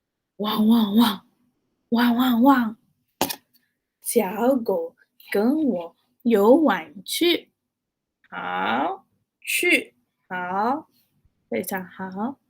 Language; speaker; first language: Chinese; non-native, fluent; Malay